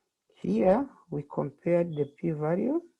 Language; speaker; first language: English; non-native, fluent; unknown